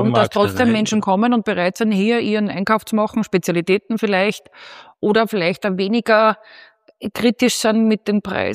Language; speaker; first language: German; native; German